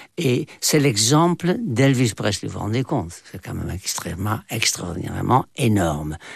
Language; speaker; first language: French; non-native, fluent; Dutch